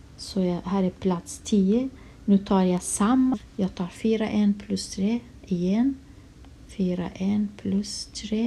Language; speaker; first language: Swedish; non-native, fluent; Kurdish